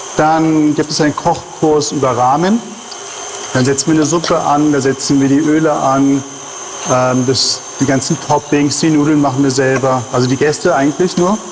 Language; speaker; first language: German; early bilingual, other home language; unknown